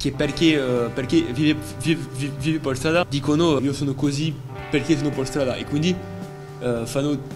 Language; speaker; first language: Italian; non-native, fluent; French